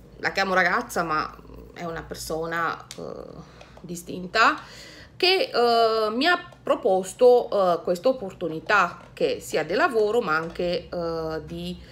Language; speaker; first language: Italian; non-native, fluent; Romanian